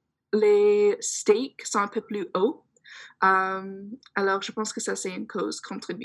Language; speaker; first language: French; non-native, fluent; English